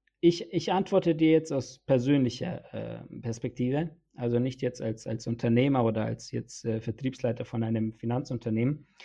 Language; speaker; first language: German; early bilingual, other home language; Bosnian